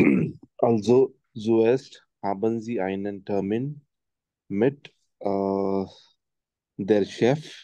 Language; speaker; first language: German; non-native, learner; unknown